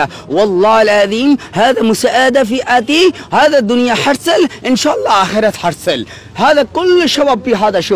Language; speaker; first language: Arabic; non-native, learner; Bangla